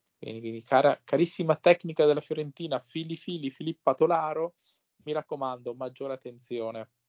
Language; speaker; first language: Italian; native; Italian